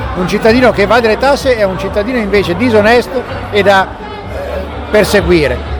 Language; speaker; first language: Italian; native; Italian